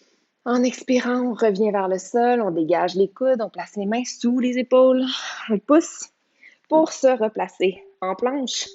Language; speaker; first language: French; native; French